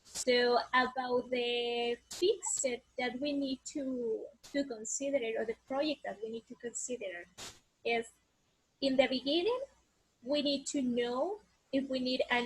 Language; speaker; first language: English; non-native, learner; Spanish